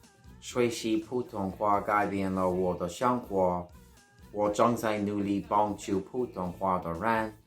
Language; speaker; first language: Chinese; non-native, learner; English